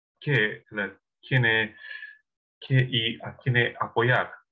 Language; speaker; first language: Spanish; non-native, learner; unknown